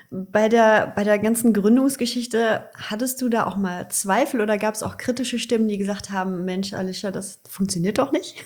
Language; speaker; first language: German; native; German